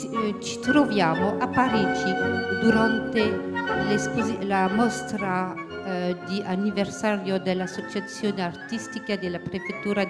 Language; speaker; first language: Italian; early bilingual, heritage; French